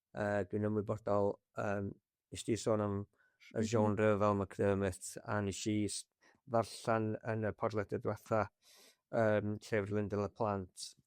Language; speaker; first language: Welsh; native; Welsh